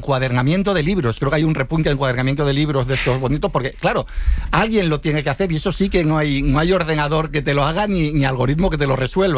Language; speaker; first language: Spanish; native; Spanish